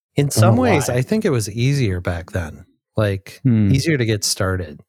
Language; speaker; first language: English; native; English